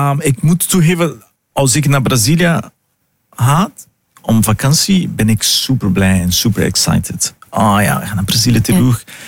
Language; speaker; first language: Dutch; non-native, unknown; Portuguese